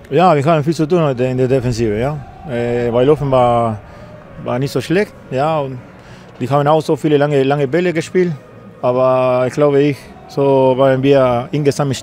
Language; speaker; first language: German; non-native, learner; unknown